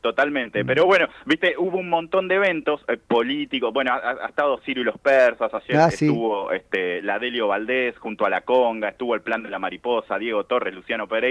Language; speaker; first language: Spanish; native; Spanish